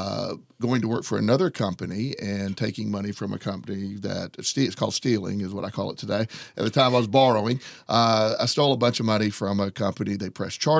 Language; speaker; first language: English; native; English